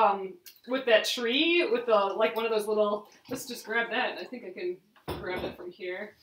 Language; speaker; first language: English; native; English